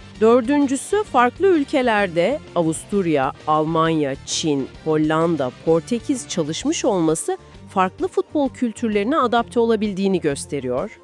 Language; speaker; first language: Turkish; native; Turkish